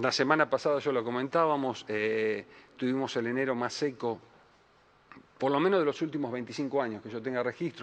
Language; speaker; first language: Spanish; native; Spanish